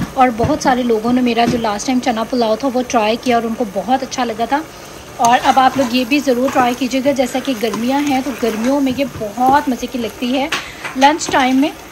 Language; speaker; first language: Urdu; native; Urdu